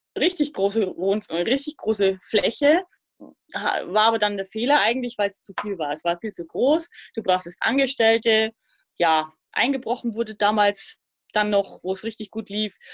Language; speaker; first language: German; native; German